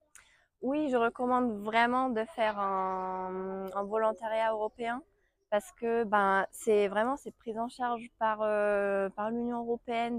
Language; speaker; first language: French; non-native, fluent; German